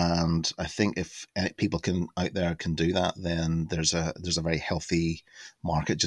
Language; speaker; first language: English; native; English